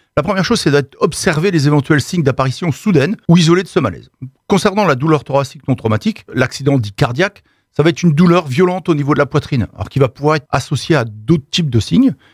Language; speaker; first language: French; native; French